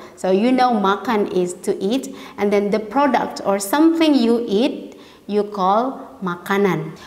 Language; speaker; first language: English; non-native, fluent; Indonesian